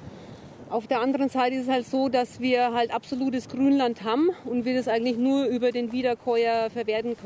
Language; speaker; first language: German; native; German